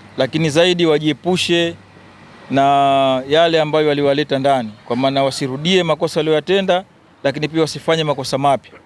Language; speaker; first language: Swahili; native; Swahili